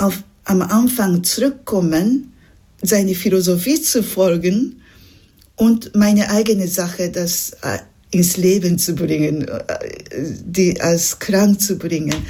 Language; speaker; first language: German; non-native, fluent; Japanese